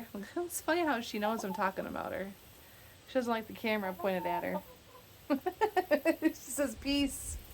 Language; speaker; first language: English; native; English